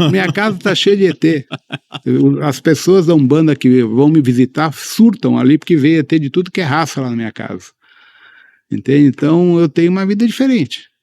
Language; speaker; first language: Portuguese; early bilingual, other home language; Spanish